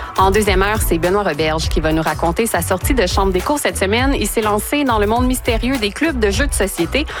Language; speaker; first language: French; native; French